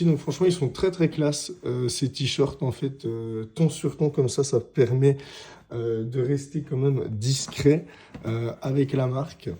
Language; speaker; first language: French; native; French